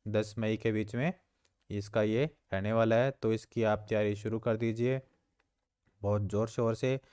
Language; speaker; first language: Hindi; native; Hindi